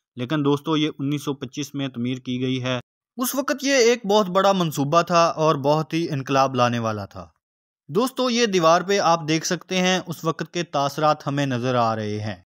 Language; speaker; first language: Urdu; non-native, local second language; Punjabi